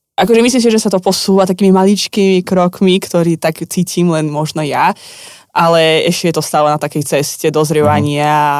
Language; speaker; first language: Slovak; non-native, fluent; Azerbaijani